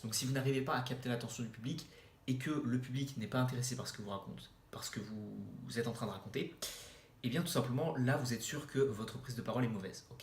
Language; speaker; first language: French; native; French